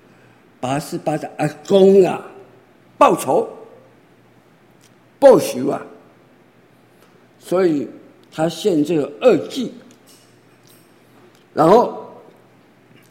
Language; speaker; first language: Chinese; native; Chinese